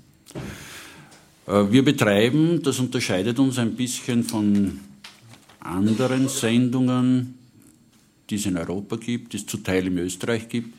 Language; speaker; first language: German; native; German